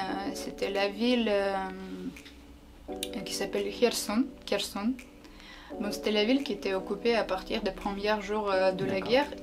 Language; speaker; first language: French; non-native, learner; Ukrainian